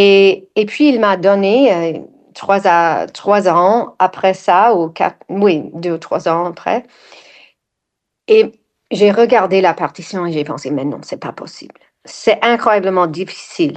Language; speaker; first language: French; non-native, fluent; English